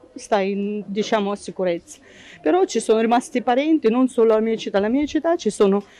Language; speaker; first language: Italian; non-native, fluent; Ukrainian